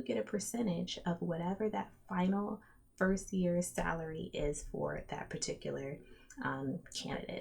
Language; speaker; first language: English; native; English